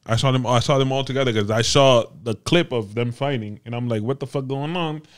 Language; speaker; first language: English; early bilingual, other home language; Spanish